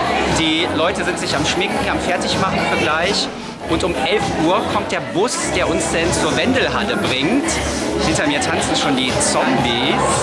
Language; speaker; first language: German; native; German